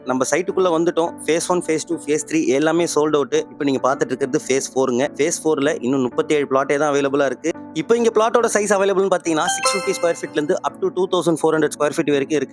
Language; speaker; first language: Tamil; native; Tamil